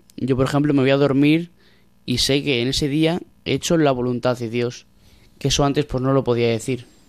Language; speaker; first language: Spanish; native; Spanish